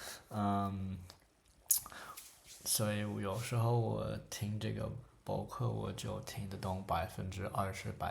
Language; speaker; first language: Chinese; non-native, learner; English